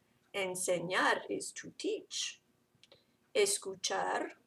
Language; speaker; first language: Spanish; non-native, fluent; English